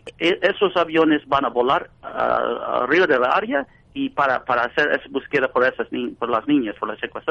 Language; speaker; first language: Spanish; non-native, fluent; English